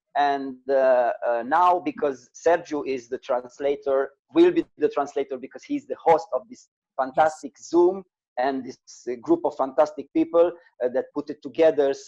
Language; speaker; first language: English; non-native, learner; Romanian